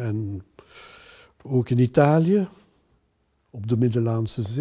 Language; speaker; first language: Dutch; non-native, local second language; French